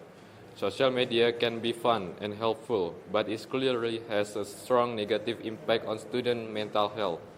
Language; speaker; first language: English; non-native, learner; Indonesian